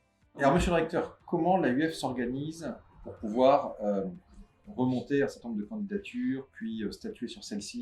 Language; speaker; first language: French; native; French